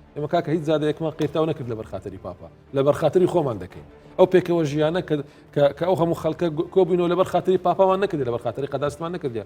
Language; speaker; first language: Central Kurdish; non-native, local second language; Assyrian Neo-Aramaic